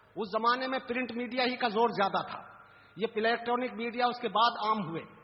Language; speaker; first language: Urdu; native; Urdu